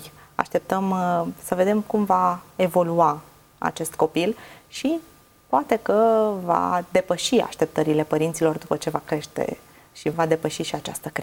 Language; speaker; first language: Romanian; native; Romanian